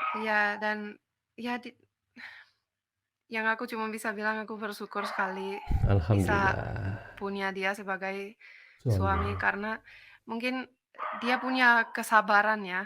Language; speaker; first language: Indonesian; non-native, fluent; Finnish